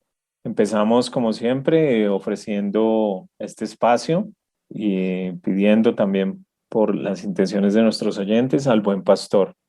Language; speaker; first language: Spanish; native; Spanish